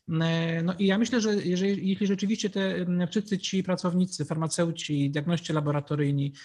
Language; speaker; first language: Polish; native; Polish